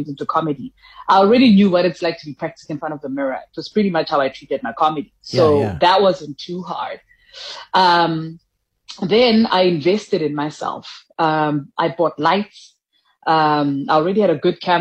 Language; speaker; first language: English; non-native, local second language; Tswana